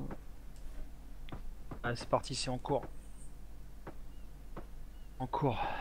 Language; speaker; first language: French; native; French